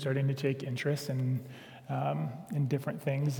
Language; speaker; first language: English; native; English